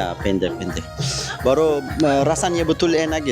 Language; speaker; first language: Indonesian; non-native, learner; Persian